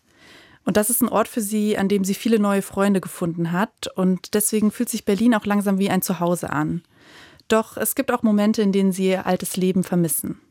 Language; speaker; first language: German; native; German